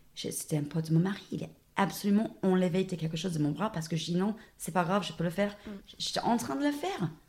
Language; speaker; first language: French; non-native, fluent; English